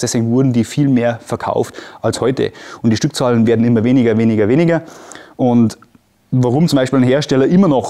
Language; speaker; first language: German; native; German